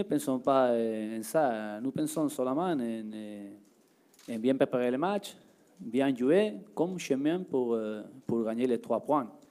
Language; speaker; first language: French; non-native, learner; Spanish